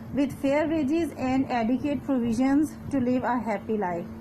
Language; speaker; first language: English; non-native, local second language; Urdu